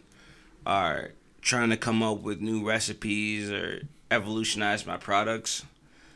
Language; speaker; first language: English; native; English